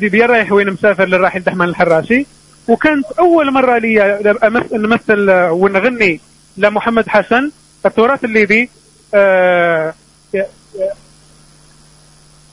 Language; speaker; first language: Arabic; native; Arabic